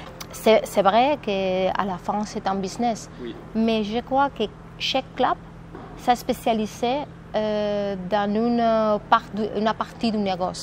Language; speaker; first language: French; non-native, fluent; Spanish